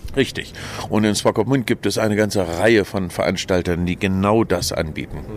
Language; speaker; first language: German; native; German